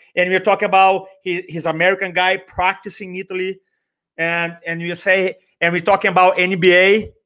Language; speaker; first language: English; non-native, fluent; Portuguese